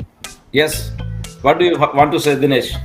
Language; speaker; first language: Hindi; native; Hindi